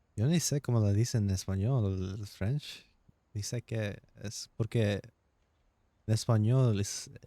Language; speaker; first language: Spanish; non-native, learner; English